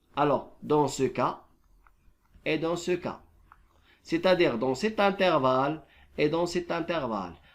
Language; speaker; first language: French; non-native, local second language; Arabic